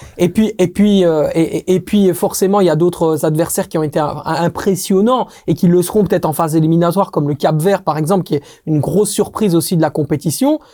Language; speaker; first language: French; native; French